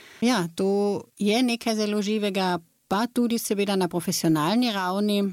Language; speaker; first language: Slovenian; native; Slovenian